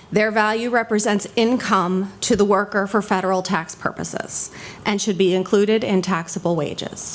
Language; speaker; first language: English; native; English